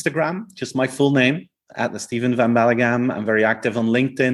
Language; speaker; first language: English; non-native, fluent; Dutch